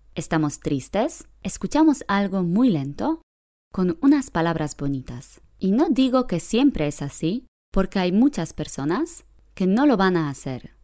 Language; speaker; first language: Spanish; non-native, fluent; Polish